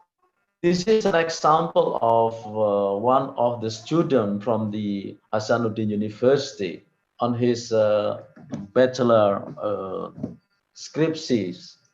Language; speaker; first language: English; non-native, fluent; Javanese